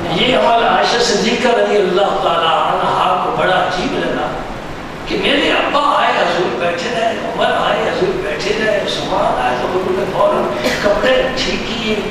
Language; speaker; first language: Urdu; non-native, local second language; Punjabi